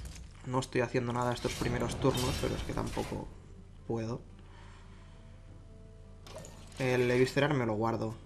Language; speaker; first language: Spanish; native; Spanish